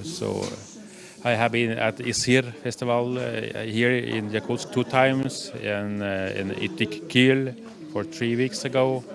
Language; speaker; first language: English; non-native, learner; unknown